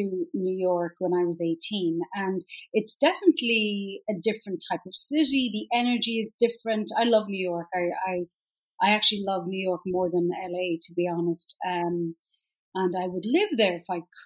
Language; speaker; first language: English; native; English